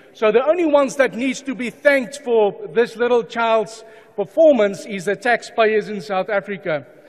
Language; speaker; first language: English; non-native, local second language; Afrikaans